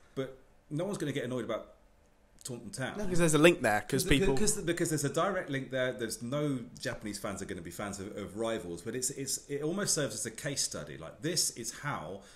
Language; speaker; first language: English; native; English